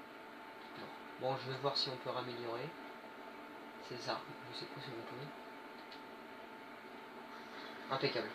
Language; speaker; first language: French; native; French